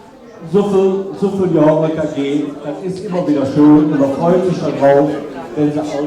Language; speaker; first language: German; native; German